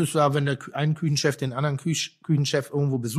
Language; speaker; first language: German; native; German